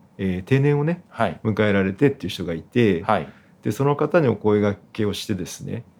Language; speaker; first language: Japanese; native; Japanese